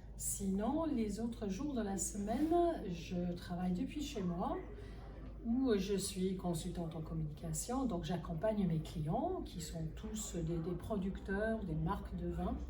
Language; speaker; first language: French; non-native, fluent; English